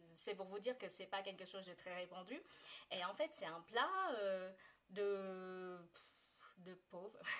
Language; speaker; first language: French; non-native, fluent; Vietnamese